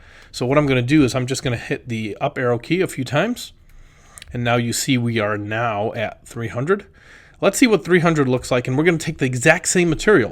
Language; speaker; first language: English; native; English